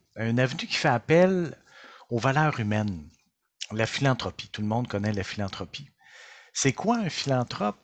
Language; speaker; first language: French; native; French